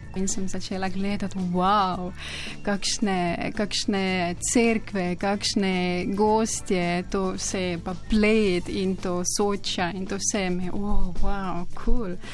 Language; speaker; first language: Slovenian; non-native, learner; Estonian